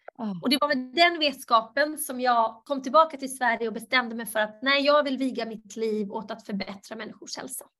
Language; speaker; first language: Swedish; early bilingual, other home language; Bosnian